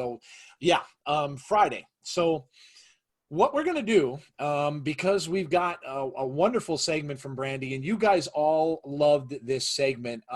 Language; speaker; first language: English; native; English